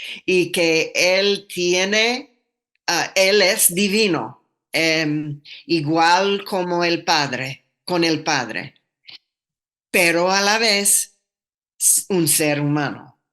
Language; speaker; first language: Spanish; non-native, fluent; English